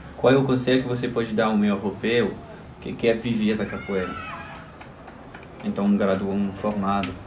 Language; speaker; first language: Portuguese; non-native, fluent; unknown